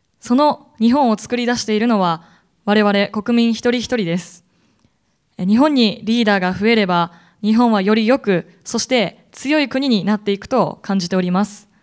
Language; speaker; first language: Japanese; native; Japanese